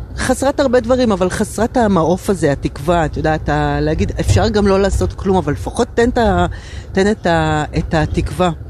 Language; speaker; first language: Hebrew; native; Hebrew